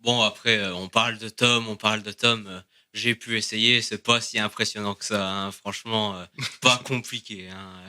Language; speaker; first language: French; native; French